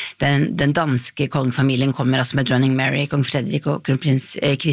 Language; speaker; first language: Norwegian; native; Norwegian